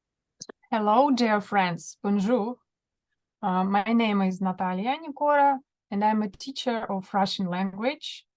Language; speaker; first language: English; non-native, fluent; Russian